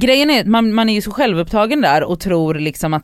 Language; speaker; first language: Swedish; native; Swedish